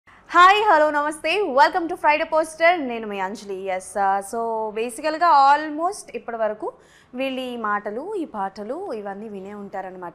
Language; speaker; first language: Telugu; native; Telugu